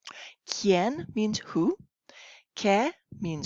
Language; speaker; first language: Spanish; non-native, fluent; English